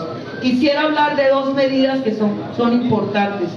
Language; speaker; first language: Spanish; native; Spanish